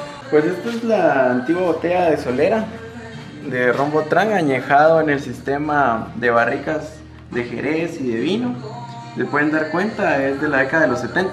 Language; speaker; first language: Spanish; native; Spanish